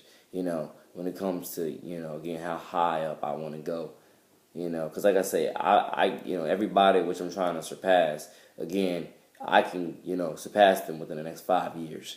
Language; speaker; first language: English; native; English